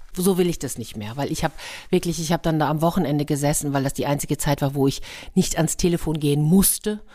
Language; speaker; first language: German; native; German